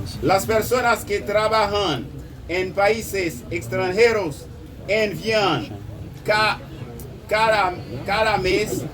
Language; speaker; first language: Spanish; non-native, local second language; Haitian Creole